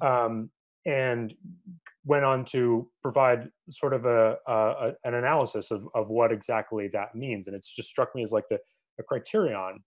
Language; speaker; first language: English; native; English